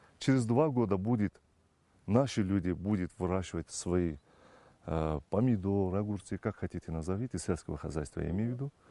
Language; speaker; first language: Russian; non-native, fluent; Turkish